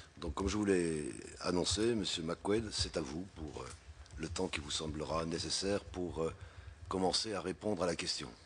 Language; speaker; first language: French; native; French